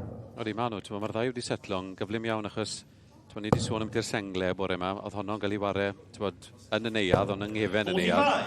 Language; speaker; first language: Welsh; native; Welsh